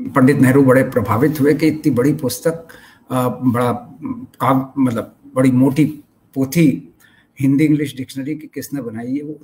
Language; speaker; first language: Hindi; native; Hindi